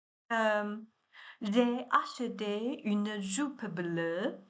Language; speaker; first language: French; non-native, learner; Chinese